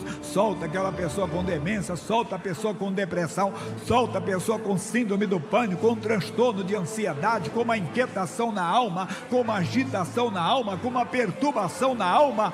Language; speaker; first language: Portuguese; native; Portuguese